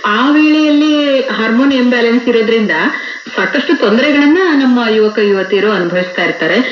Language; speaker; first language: Kannada; native; Kannada